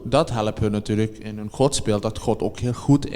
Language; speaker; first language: Dutch; native; Dutch